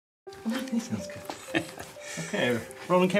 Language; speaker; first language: English; native; English